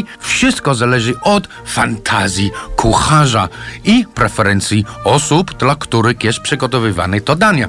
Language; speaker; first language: Polish; non-native, learner; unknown